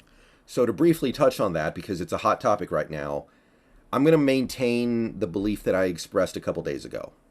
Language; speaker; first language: English; native; English